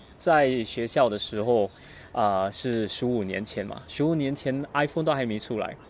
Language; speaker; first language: Chinese; non-native, learner; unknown